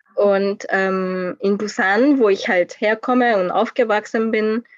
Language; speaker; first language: German; non-native, fluent; Korean